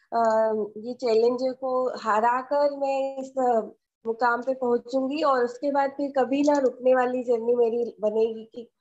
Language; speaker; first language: Hindi; native; Hindi